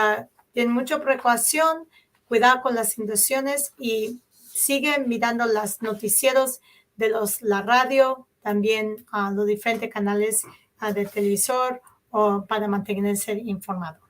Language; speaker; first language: Spanish; early bilingual, heritage; Spanish